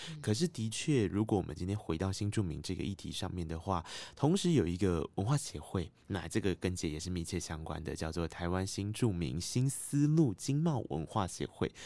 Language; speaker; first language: Chinese; native; Chinese